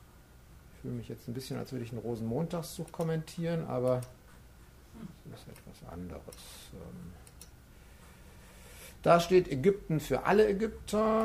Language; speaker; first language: German; native; German